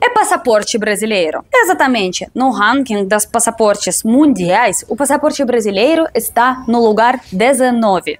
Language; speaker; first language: Portuguese; non-native, fluent; Russian